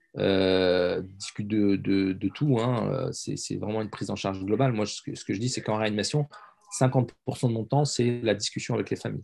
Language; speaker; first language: French; early bilingual, other home language; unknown